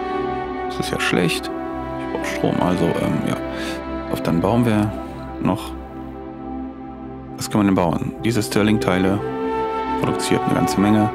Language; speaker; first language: German; native; German